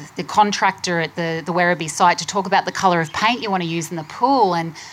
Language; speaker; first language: English; native; English